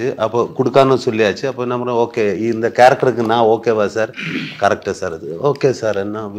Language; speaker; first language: Tamil; non-native, learner; Malayalam